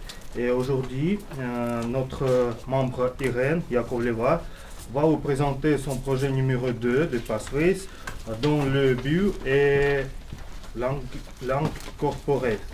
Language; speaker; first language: French; non-native, fluent; Russian